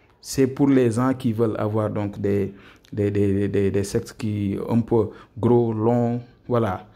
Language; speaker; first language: French; non-native, local second language; Wolof